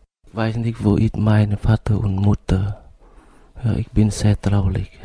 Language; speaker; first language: German; non-native, learner; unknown